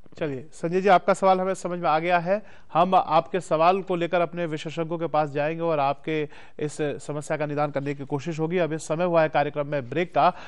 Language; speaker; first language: Hindi; native; Hindi